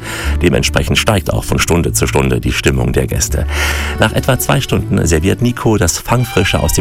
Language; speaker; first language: German; native; German